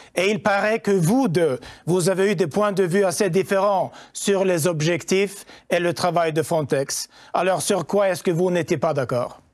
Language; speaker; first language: French; non-native, fluent; Swedish